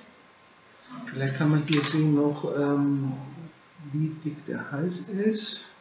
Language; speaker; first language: German; non-native, fluent; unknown